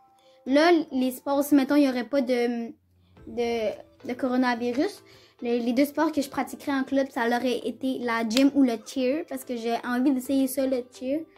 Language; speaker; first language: French; native; French